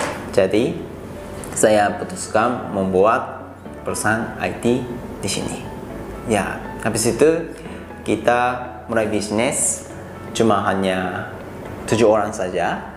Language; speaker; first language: Indonesian; non-native, fluent; Japanese